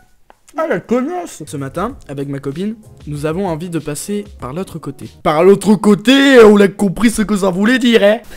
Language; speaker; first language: French; native; French